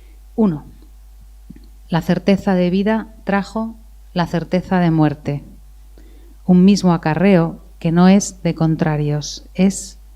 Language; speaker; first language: Spanish; native; Spanish